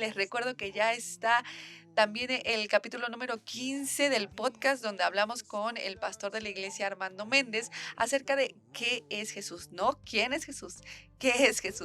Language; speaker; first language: Spanish; native; Spanish